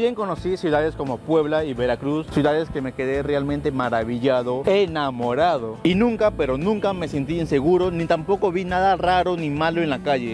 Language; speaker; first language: Spanish; native; Spanish